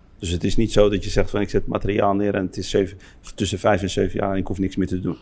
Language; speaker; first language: Dutch; early bilingual, other home language; Arabic